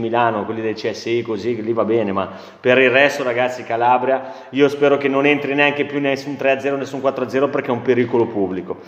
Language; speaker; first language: Italian; native; Italian